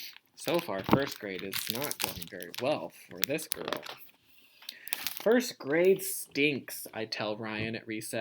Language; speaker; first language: English; native; English